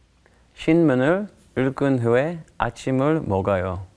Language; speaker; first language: Korean; non-native, learner; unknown